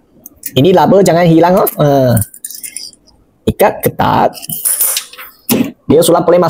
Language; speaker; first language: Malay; non-native, local second language; Chinese